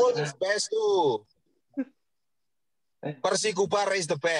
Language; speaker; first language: English; non-native, learner; Indonesian